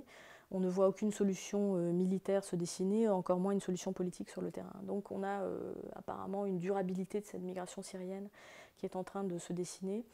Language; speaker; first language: French; native; French